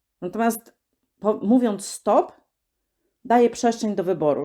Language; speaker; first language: Polish; native; Polish